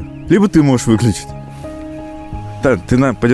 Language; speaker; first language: Russian; native; Russian